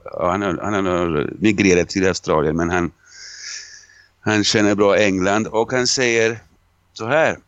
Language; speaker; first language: Swedish; non-native, fluent; Italian